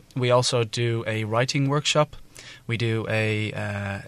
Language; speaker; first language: English; native; English